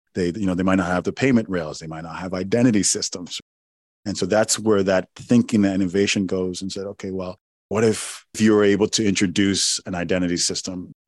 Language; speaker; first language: English; non-native, local second language; Igbo